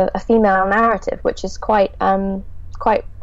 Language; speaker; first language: English; native; English